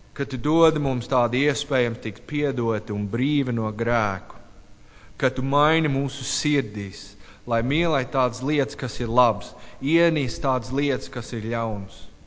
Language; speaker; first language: Latvian; non-native, learner; English